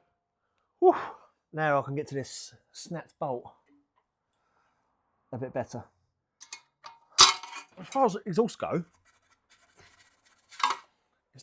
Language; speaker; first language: English; native; English